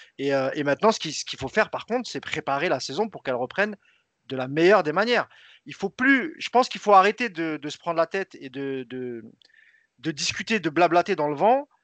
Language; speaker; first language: French; native; French